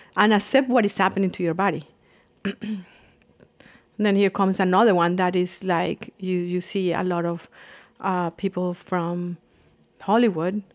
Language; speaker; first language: English; non-native, fluent; Spanish